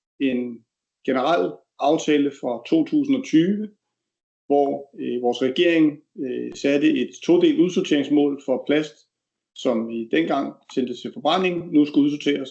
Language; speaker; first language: Danish; native; Danish